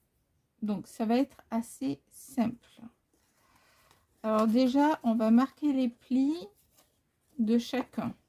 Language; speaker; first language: French; native; French